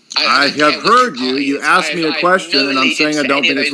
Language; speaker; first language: English; native; English